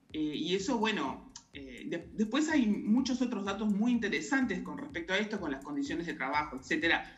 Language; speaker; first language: Spanish; native; Spanish